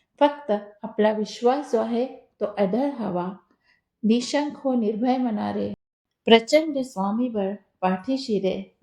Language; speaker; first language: Marathi; non-native, local second language; Hindi